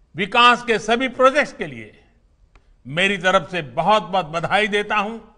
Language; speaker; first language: Hindi; non-native, local second language; Gujarati